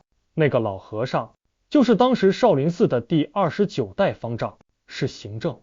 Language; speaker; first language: Chinese; native; Chinese